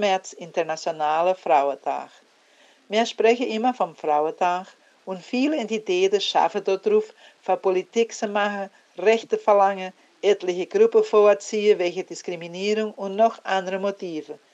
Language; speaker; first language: German; early bilingual, heritage; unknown